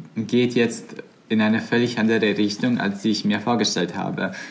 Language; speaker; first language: German; non-native, fluent; Croatian